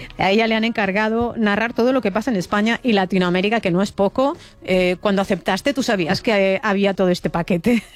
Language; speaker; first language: Spanish; native; Spanish